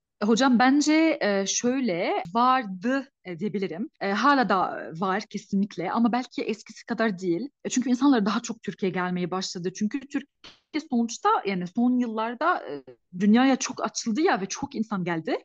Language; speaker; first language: Turkish; non-native, fluent; Arabic